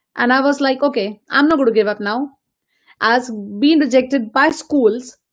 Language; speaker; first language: English; non-native, local second language; Hindi